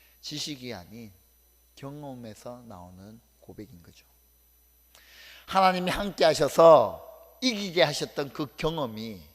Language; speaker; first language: Korean; native; Korean